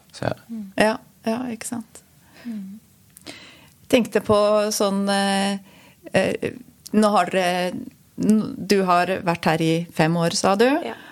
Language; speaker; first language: Norwegian; non-native, fluent; German